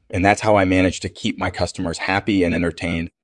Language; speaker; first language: English; native; English